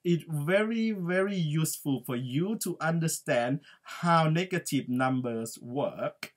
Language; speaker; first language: English; non-native, fluent; Thai